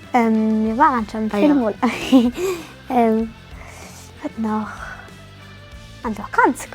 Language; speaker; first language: German; non-native, local second language; Luxembourgish